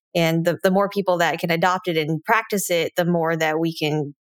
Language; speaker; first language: English; native; English